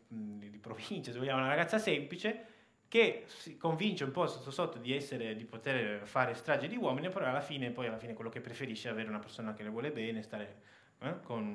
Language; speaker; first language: Italian; native; Italian